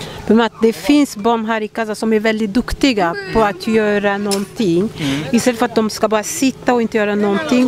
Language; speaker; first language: Swedish; early bilingual, other home language; Lingala